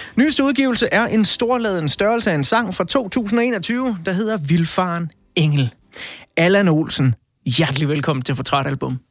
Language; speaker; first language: Danish; native; Danish